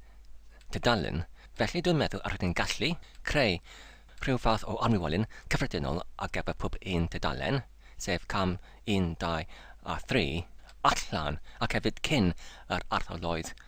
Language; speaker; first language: Welsh; non-native, fluent; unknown